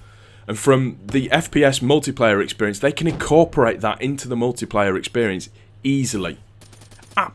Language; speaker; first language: English; native; English